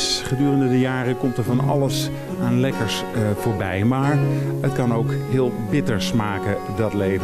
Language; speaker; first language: Dutch; native; Dutch